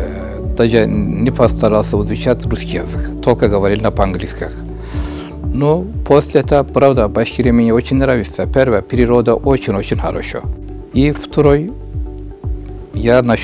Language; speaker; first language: Russian; non-native, learner; Turkish